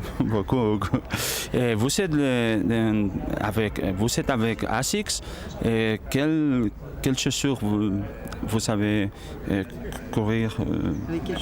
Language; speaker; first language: French; non-native, learner; Spanish